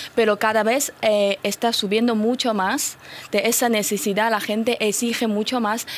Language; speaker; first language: Spanish; non-native, fluent; Chinese